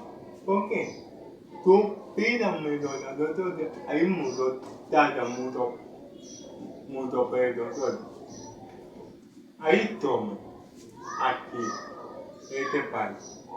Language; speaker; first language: Spanish; non-native, learner; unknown